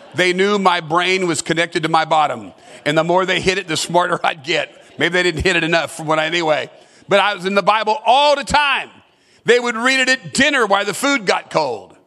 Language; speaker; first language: English; native; English